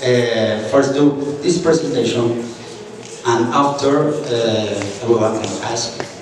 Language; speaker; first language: English; non-native, fluent; Spanish